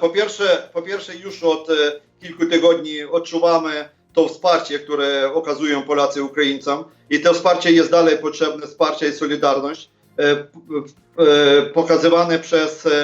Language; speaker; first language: Polish; non-native, fluent; Ukrainian